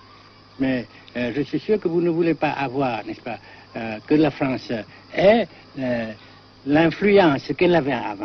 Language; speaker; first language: French; non-native, fluent; Vietnamese